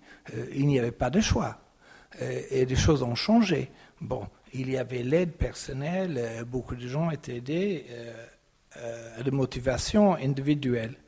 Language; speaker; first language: French; non-native, fluent; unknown